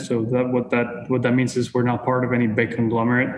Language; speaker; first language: English; non-native, fluent; Spanish